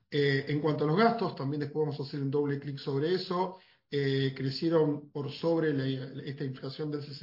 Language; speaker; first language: Spanish; native; Spanish